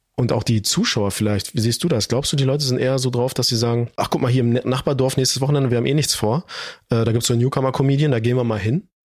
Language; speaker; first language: German; early bilingual, other home language; Turkish